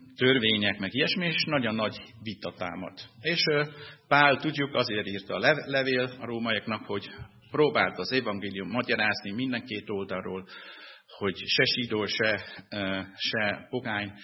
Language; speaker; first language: Hungarian; non-native, fluent; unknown